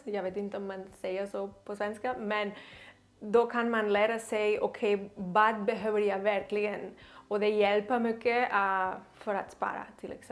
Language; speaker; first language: Swedish; non-native, learner; Catalan